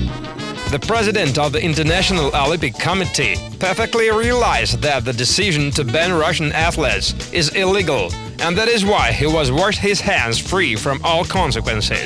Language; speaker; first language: English; non-native, fluent; Russian